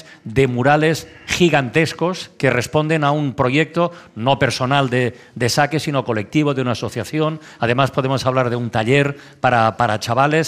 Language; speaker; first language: Spanish; native; Spanish